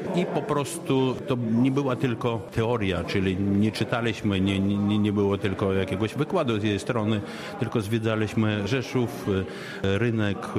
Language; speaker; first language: Polish; early bilingual, heritage; Polish